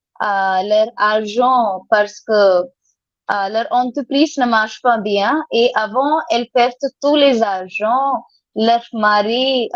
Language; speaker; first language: French; non-native, learner; Hindi